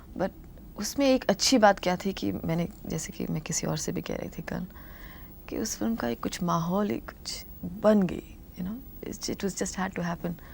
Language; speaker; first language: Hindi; non-native, local second language; Tamil